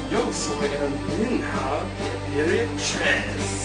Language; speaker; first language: Spanish; non-native, learner; English